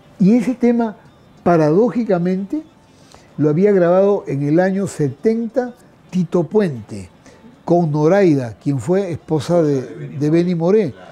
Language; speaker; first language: Spanish; native; Spanish